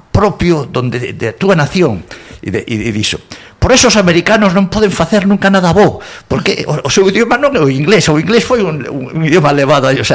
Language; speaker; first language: Galician; non-native, local second language; Spanish